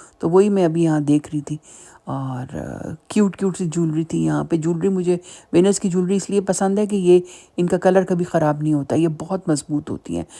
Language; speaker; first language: Urdu; native; Urdu